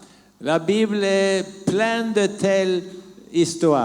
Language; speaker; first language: French; non-native, learner; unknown